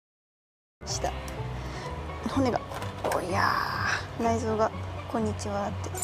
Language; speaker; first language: Japanese; native; Japanese